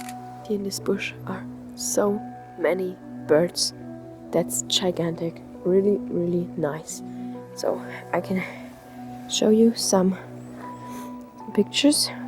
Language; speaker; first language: English; non-native, learner; German